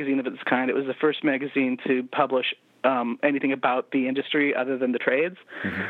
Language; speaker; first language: English; native; English